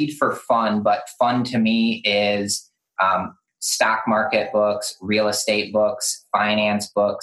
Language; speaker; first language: English; native; English